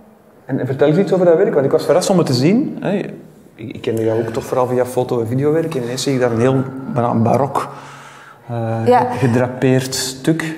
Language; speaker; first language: Dutch; native; Dutch